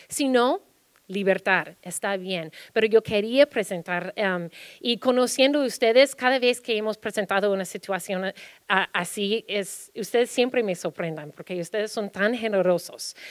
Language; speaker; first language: Spanish; early bilingual, heritage; Spanish